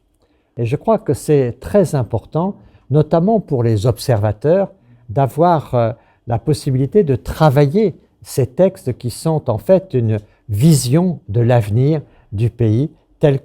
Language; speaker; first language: French; native; French